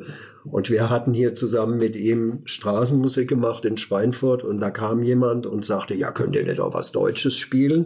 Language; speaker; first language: German; native; German